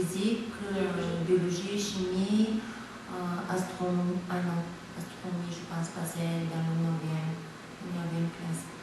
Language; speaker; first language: French; non-native, fluent; Bulgarian